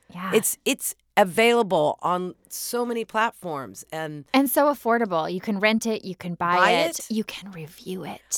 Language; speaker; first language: English; native; English